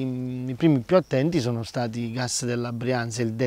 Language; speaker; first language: Italian; native; Italian